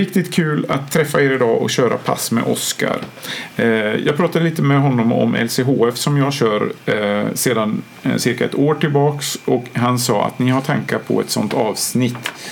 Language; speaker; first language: Swedish; native; Swedish